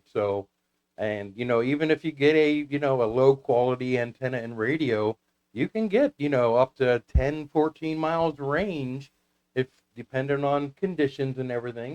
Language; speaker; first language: English; native; English